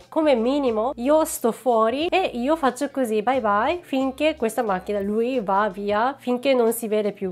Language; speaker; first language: Italian; non-native, fluent; Japanese